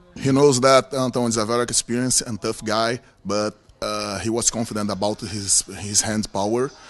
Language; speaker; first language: English; non-native, fluent; Portuguese